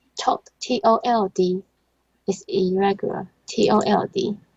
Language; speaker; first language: English; non-native, learner; Chinese